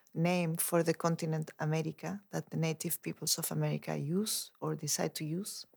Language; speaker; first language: English; non-native, fluent; Spanish